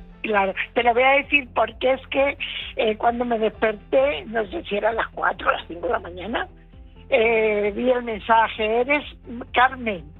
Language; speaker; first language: Spanish; native; Spanish